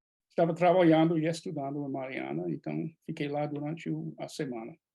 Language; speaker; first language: Portuguese; non-native, fluent; English